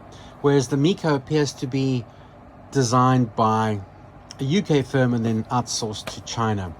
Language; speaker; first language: English; native; English